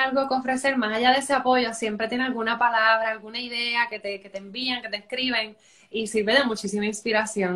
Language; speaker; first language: Spanish; native; Spanish